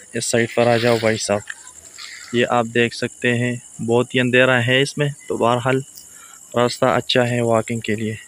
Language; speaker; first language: Urdu; non-native, local second language; Pashto